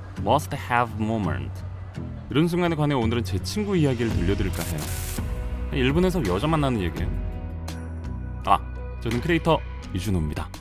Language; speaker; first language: Korean; native; Korean